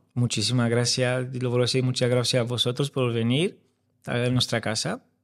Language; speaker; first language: Spanish; non-native, fluent; Romanian